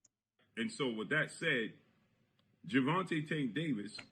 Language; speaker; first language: English; native; English